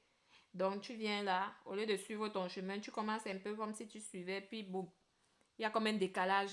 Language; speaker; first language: French; native; French